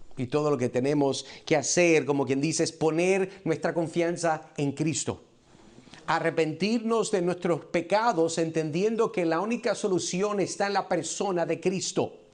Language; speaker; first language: Spanish; early bilingual, heritage; Spanish